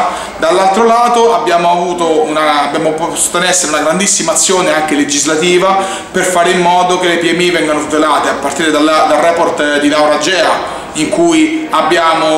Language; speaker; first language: Italian; native; Italian